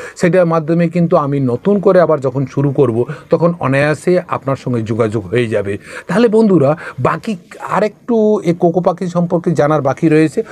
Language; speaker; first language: Bangla; non-native, local second language; Kok Borok